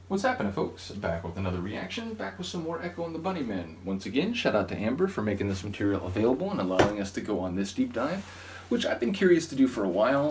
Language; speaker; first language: English; native; English